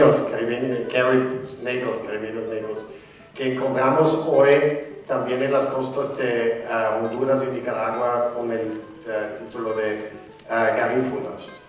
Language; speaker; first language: Spanish; non-native, fluent; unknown